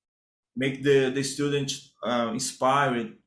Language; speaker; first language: English; non-native, learner; Portuguese